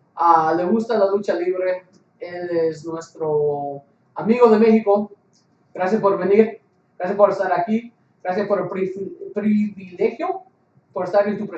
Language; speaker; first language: Spanish; non-native, learner; English